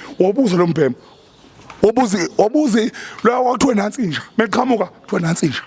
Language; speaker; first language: Zulu; native; Zulu